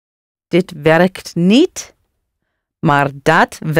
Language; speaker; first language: Dutch; non-native, learner; English